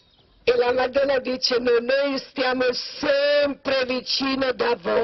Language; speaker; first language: Italian; non-native, learner; Croatian